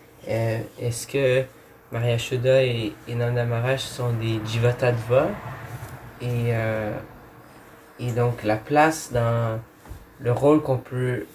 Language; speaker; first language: French; native; French